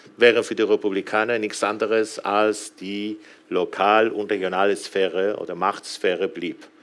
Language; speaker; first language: German; non-native, fluent; Spanish